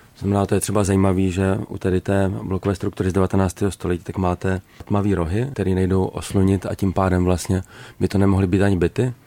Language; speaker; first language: Czech; native; Czech